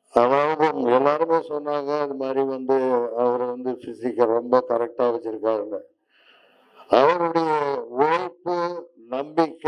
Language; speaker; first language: Tamil; native; Tamil